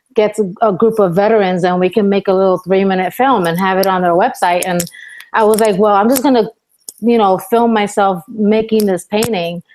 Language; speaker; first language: English; early bilingual, other home language; Spanish